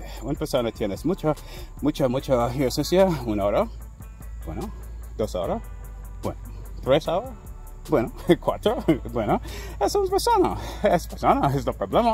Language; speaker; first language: Spanish; non-native, learner; English